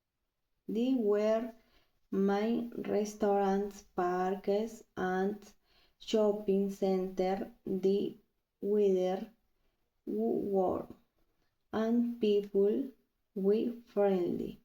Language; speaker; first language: English; non-native, learner; Spanish